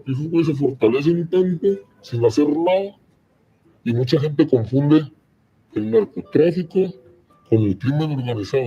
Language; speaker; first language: Spanish; native; Spanish